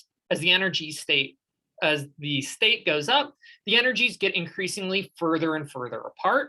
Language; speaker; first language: English; native; English